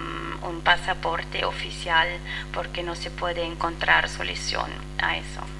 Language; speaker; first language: Spanish; non-native, fluent; French